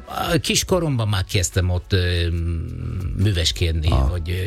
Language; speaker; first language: Hungarian; non-native, learner; Italian